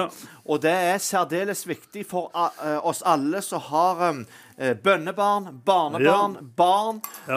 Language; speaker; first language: Norwegian; native; Norwegian